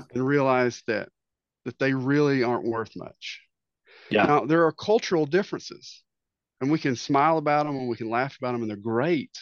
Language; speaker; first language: English; native; English